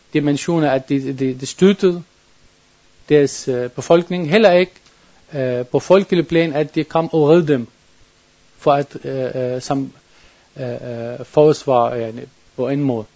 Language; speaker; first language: Danish; non-native, learner; Arabic